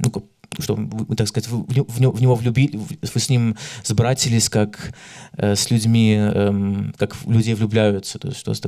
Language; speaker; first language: Russian; early bilingual, heritage; Russian